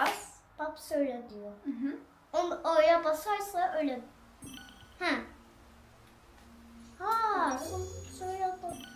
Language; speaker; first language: Turkish; early bilingual, heritage; German